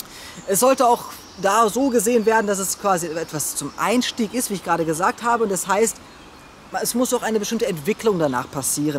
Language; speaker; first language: German; native; German